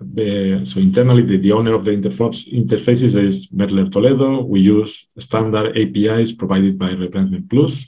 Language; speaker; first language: English; non-native, fluent; Spanish